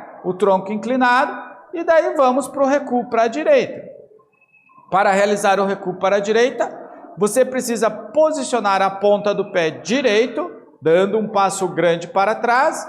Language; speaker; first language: Portuguese; native; Portuguese